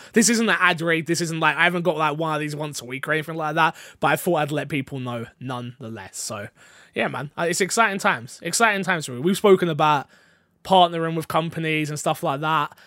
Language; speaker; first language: English; native; English